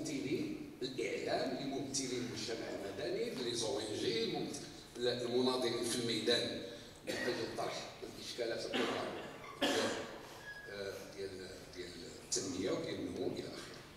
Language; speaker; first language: Arabic; native; Arabic